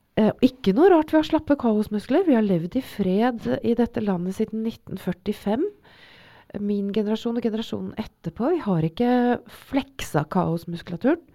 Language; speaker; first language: Norwegian; native; Norwegian